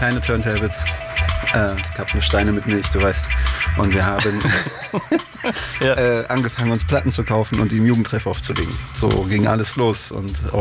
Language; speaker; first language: German; native; German